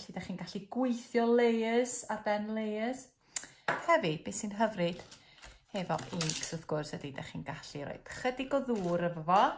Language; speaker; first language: Welsh; native; Welsh